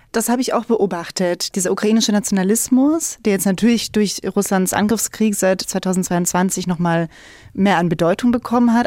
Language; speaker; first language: German; native; German